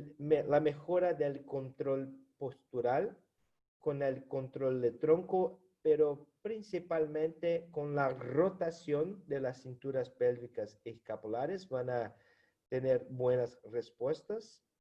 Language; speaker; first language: Spanish; non-native, fluent; Portuguese